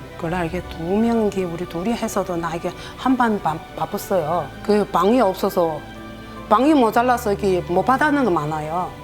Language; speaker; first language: Korean; non-native, learner; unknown